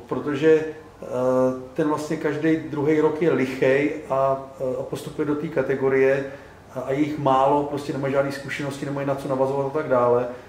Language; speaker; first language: Czech; native; Czech